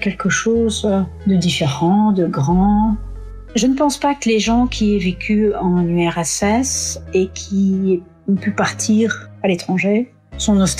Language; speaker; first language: French; non-native, fluent; Russian